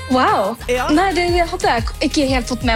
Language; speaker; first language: Norwegian; early bilingual, heritage; English